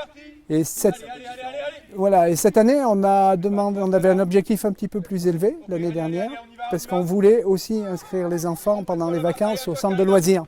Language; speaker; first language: French; native; French